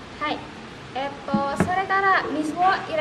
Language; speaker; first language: Japanese; non-native, learner; Indonesian